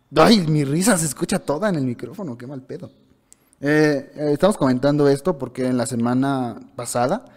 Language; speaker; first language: Spanish; native; Spanish